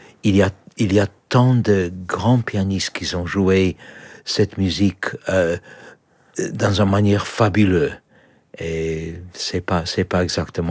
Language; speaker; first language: French; non-native, learner; Polish